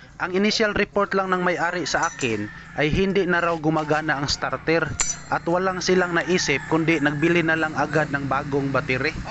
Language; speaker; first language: Filipino; native; Filipino